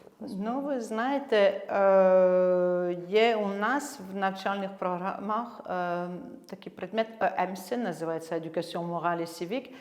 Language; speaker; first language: Ukrainian; non-native, fluent; French